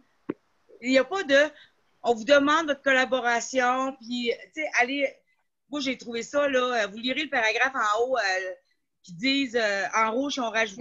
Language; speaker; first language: French; native; French